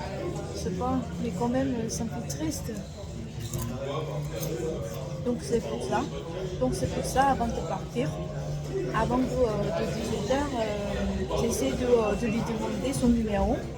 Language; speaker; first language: French; non-native, learner; Korean